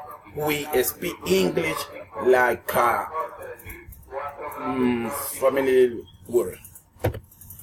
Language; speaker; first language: English; non-native, learner; Spanish